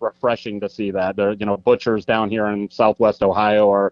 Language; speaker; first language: English; native; English